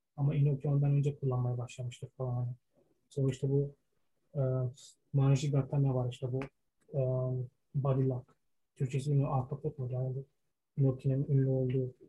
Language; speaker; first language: Turkish; early bilingual, heritage; Turkish